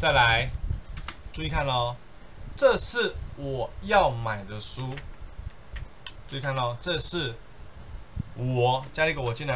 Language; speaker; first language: Chinese; native; Chinese